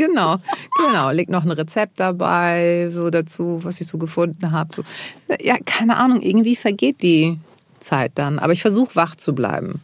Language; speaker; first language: German; early bilingual, other home language; Greek